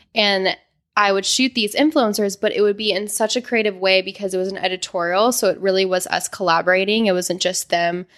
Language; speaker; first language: English; native; English